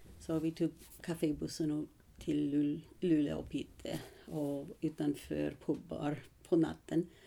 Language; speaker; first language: Swedish; non-native, learner; English